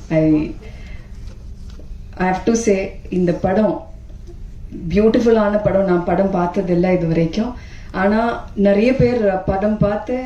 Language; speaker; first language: Tamil; non-native, fluent; Malayalam